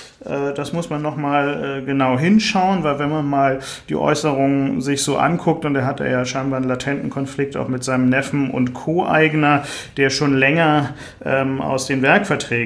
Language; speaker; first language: German; native; German